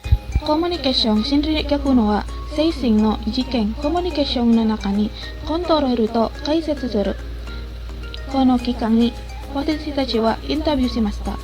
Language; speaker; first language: Japanese; non-native, learner; Indonesian